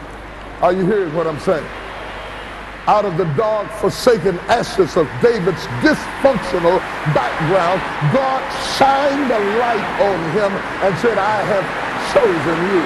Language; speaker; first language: English; native; English